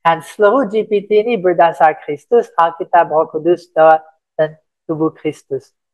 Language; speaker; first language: Indonesian; non-native, fluent; English